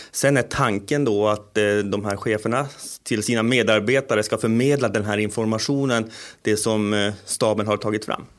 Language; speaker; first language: Swedish; native; Swedish